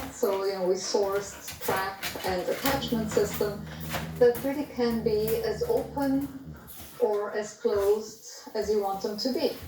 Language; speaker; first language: English; non-native, fluent; Italian